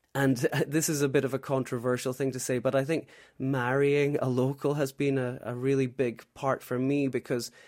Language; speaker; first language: English; native; English